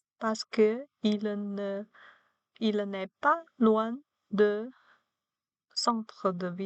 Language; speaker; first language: French; non-native, learner; Chinese